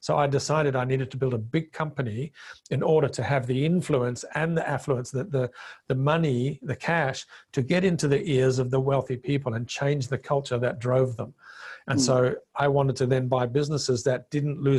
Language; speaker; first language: English; non-native, local second language; Bemba